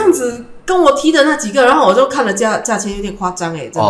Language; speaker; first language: Chinese; native; Chinese